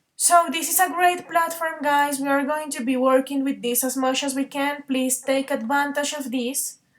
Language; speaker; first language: English; non-native, fluent; Spanish